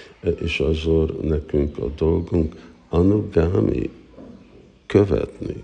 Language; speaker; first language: Hungarian; early bilingual, heritage; Hungarian